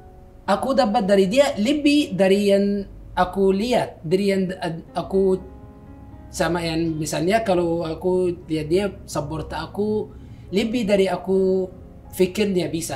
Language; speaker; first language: Indonesian; non-native, learner; Arabic